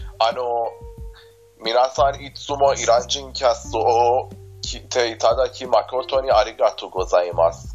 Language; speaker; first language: Japanese; non-native, fluent; Persian